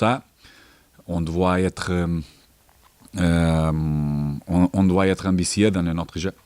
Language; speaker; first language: French; non-native, learner; Portuguese